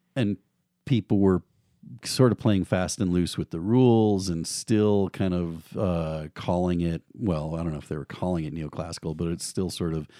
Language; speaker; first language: English; native; English